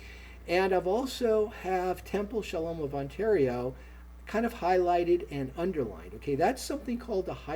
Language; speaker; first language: English; native; English